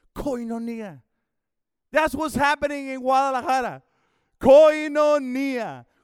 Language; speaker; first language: English; non-native, fluent; Spanish